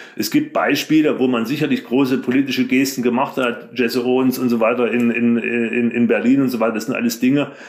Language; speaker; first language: German; native; German